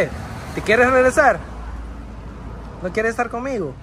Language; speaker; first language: Spanish; native; Spanish